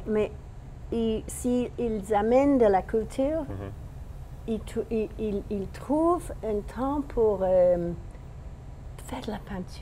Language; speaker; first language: French; non-native, fluent; English